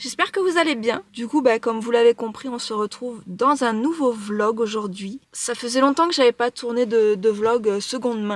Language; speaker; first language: French; native; French